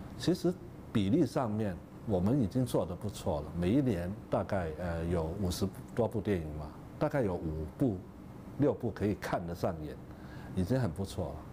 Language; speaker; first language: Chinese; non-native, local second language; Cantonese